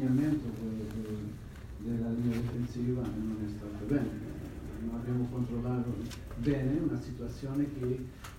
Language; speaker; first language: Italian; non-native, fluent; Portuguese